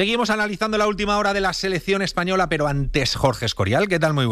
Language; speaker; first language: Spanish; native; Spanish